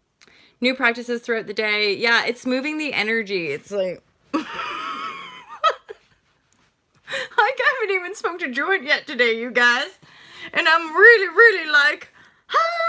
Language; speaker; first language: English; native; English